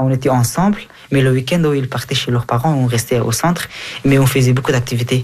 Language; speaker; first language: French; early bilingual, other home language; Persian